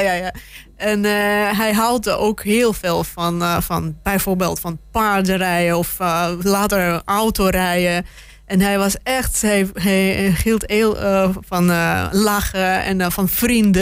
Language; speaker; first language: Dutch; non-native, fluent; Russian